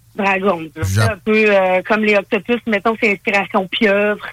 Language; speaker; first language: French; native; French